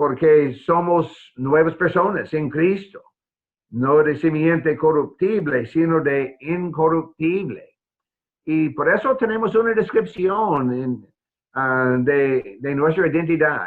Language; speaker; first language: Spanish; non-native, fluent; English